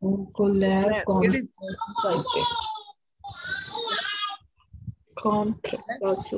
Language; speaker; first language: French; non-native, learner; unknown